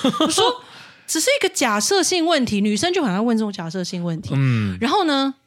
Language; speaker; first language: Chinese; native; Chinese